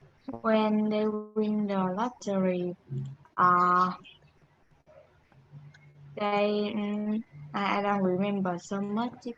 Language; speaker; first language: English; non-native, learner; Vietnamese